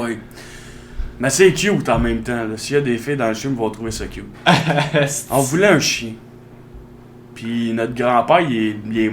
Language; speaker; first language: French; native; French